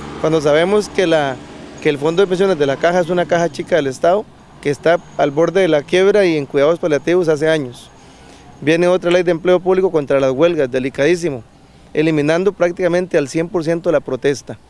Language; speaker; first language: Spanish; native; Spanish